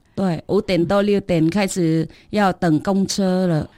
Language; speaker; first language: Chinese; non-native, learner; Vietnamese